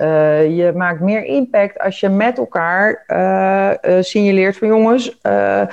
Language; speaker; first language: Dutch; native; Dutch